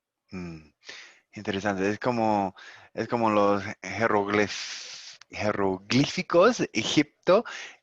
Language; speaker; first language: Spanish; non-native, fluent; English